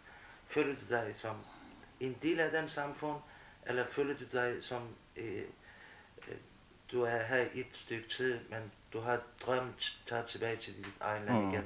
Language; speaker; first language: Danish; non-native, fluent; Kurdish